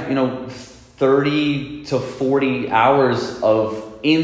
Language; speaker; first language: English; native; English